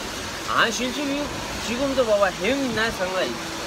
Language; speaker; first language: Korean; non-native, learner; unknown